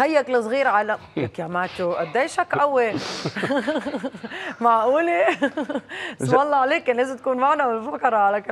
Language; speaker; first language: Arabic; native; Arabic